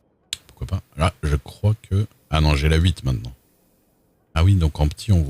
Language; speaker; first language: French; native; French